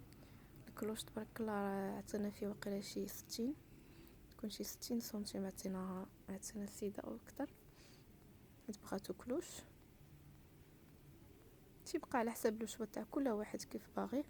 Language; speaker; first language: Arabic; native; Arabic